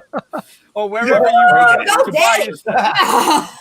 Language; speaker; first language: English; native; English